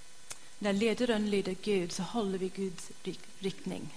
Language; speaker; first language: Swedish; non-native, fluent; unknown